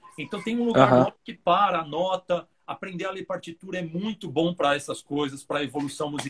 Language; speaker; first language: Portuguese; native; Portuguese